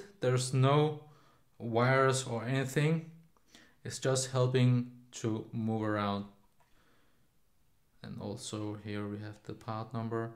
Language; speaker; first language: English; non-native, fluent; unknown